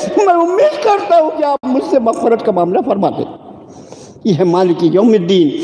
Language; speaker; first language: Urdu; native; Urdu